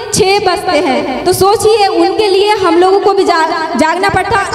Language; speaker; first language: Hindi; non-native, local second language; Gondi